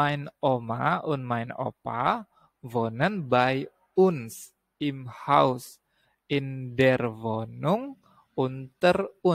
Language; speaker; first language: German; non-native, learner; Indonesian